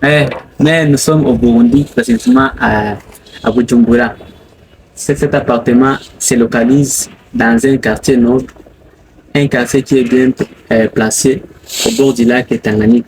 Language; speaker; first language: French; non-native, local second language; Rundi